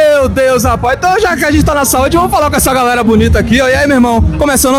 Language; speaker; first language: Portuguese; native; Portuguese